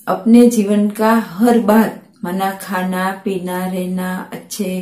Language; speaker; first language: Hindi; non-native, local second language; Gujarati